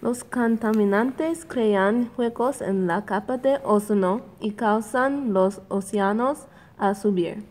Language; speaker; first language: Spanish; non-native, learner; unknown